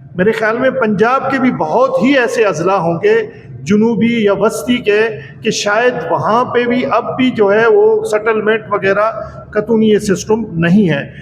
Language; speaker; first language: Urdu; non-native, local second language; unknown